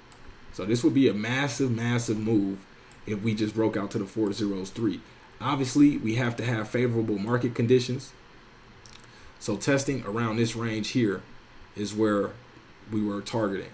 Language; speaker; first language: English; native; English